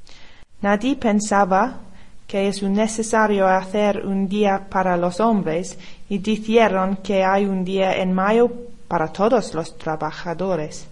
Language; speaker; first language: Spanish; non-native, learner; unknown